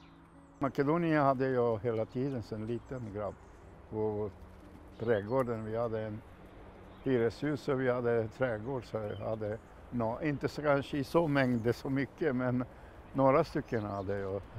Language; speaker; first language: Swedish; non-native, fluent; Macedonian